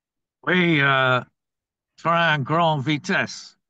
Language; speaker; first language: French; non-native, learner; English